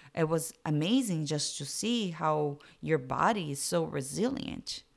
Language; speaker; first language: English; non-native, fluent; Portuguese